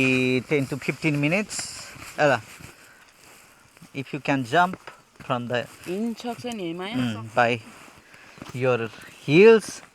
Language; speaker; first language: English; non-native, learner; Nepali